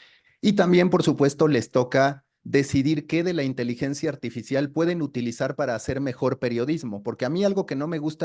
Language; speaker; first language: Spanish; native; Spanish